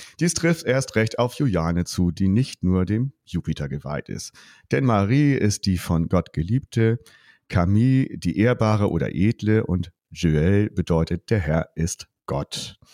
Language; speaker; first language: German; native; German